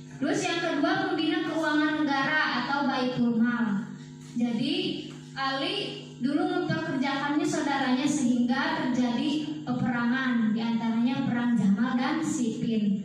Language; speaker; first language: Indonesian; native; Indonesian